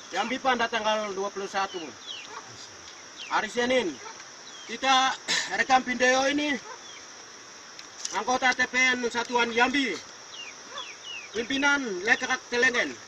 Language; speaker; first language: Indonesian; non-native, local second language; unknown